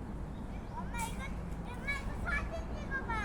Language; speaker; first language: Korean; non-native, local second language; Mongolian